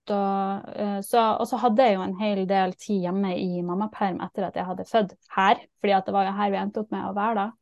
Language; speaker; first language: Norwegian; native; Norwegian